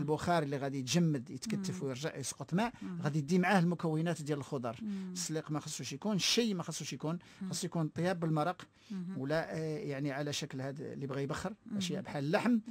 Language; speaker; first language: Arabic; native; Arabic